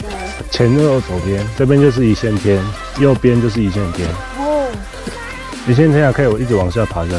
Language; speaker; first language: Chinese; native; Chinese